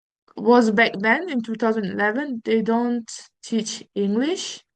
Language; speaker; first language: English; non-native, fluent; Uzbek